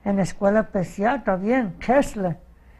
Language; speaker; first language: Spanish; early bilingual, heritage; Spanish